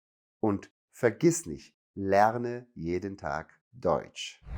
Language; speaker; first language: German; non-native, fluent; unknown